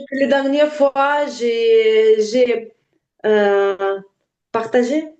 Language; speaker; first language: French; non-native, learner; Ukrainian